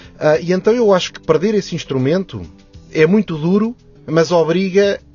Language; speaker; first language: Portuguese; native; Portuguese